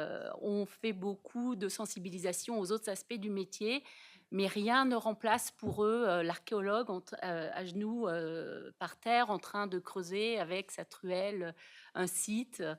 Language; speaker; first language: French; native; French